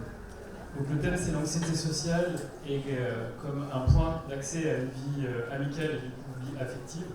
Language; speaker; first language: French; native; French